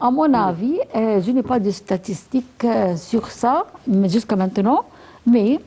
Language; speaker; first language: French; non-native, fluent; Arabic